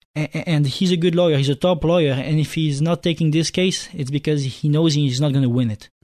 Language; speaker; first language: English; non-native, fluent; French